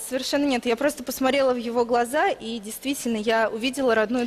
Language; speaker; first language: Russian; native; Russian